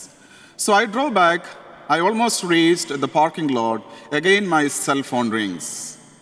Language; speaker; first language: English; non-native, local second language; Malayalam